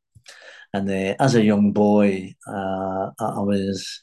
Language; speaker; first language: English; native; English